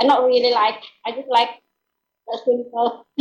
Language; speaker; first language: English; non-native, learner; Indonesian